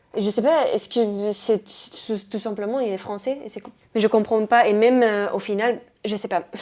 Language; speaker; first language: French; non-native, fluent; Spanish